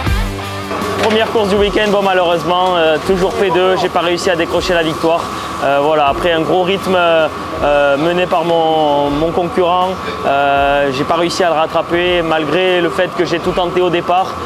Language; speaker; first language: French; native; French